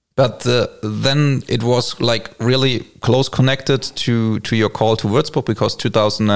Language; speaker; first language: English; non-native, fluent; German